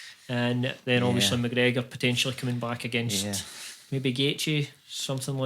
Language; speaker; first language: English; native; English